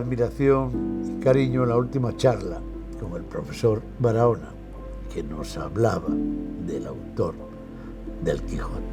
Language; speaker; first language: Spanish; native; Spanish